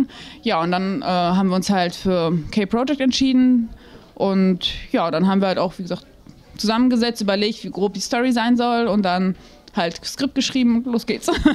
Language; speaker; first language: German; native; German